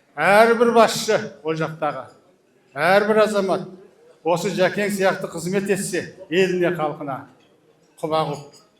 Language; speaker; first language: Kazakh; early bilingual, heritage; Kazakh